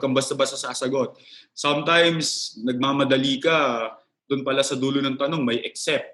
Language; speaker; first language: Filipino; native; Filipino